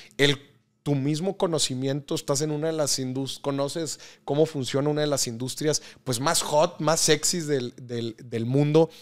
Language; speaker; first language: Spanish; native; Spanish